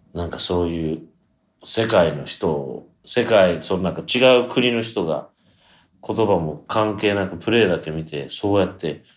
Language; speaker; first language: Japanese; native; Japanese